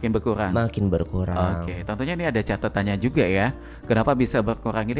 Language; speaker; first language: Indonesian; native; Indonesian